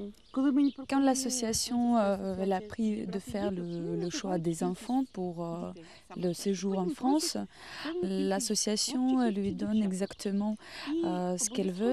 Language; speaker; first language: French; non-native, fluent; Ukrainian